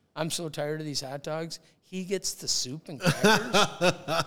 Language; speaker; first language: English; native; English